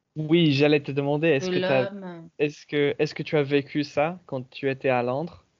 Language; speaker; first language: French; non-native, fluent; English